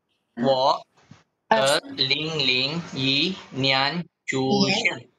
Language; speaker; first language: Chinese; non-native, learner; Malay